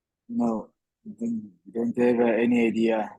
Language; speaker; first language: English; non-native, learner; Italian